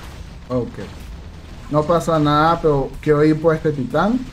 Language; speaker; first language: Spanish; native; Spanish